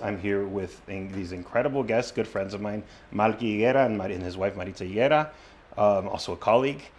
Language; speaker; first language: English; early bilingual, other home language; Spanish